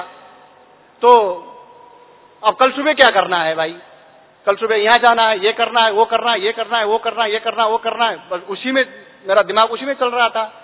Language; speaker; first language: Hindi; non-native, fluent; Nepali